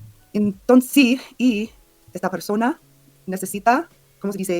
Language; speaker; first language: Spanish; non-native, learner; English